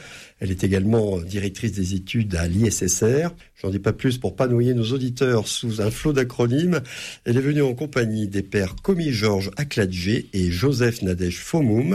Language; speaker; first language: French; native; French